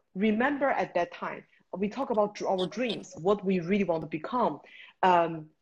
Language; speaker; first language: English; non-native, fluent; Chinese